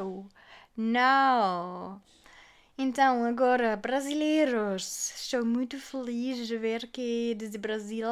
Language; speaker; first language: Portuguese; non-native, fluent; German